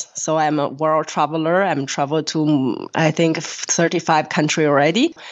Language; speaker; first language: English; non-native, fluent; Chinese